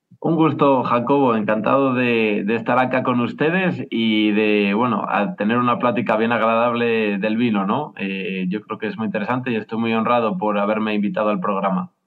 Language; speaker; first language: Spanish; native; Spanish